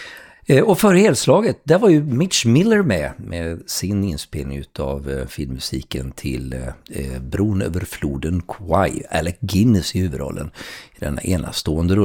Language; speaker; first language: Swedish; native; Swedish